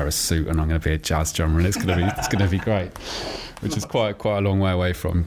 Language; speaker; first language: English; native; English